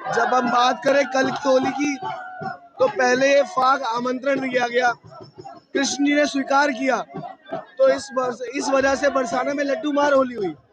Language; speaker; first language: Hindi; native; Hindi